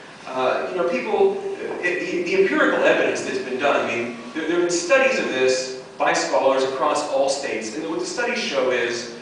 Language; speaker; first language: English; native; English